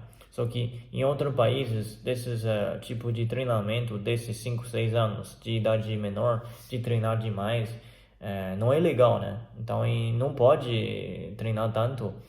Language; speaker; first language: Portuguese; non-native, learner; Chinese